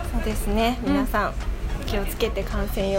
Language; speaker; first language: Japanese; native; Japanese